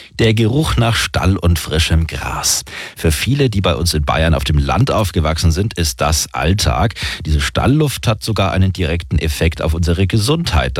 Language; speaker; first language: German; native; German